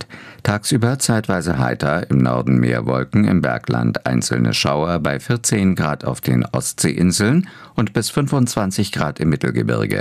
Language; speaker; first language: German; native; German